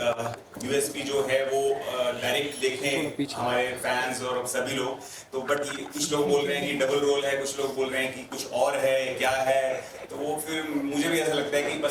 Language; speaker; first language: Hindi; native; Hindi